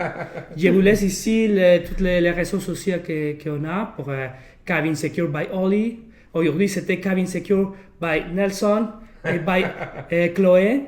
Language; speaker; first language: French; non-native, fluent; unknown